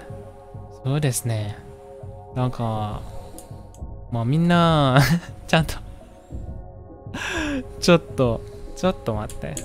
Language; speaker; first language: Japanese; non-native, learner; Indonesian